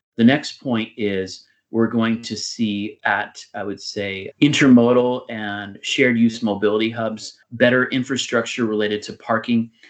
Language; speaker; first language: English; native; English